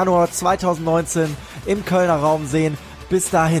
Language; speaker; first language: German; native; German